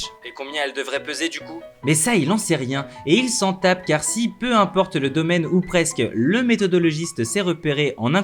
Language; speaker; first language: French; native; French